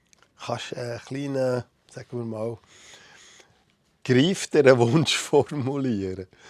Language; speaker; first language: German; native; German